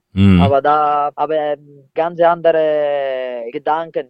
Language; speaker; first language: German; non-native, fluent; Italian